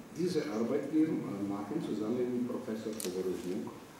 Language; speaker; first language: German; non-native, learner; Ukrainian